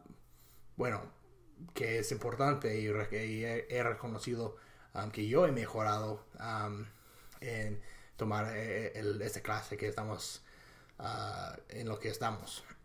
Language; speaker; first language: Spanish; non-native, fluent; English